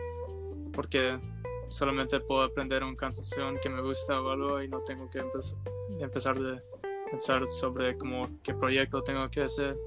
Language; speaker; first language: Spanish; non-native, learner; English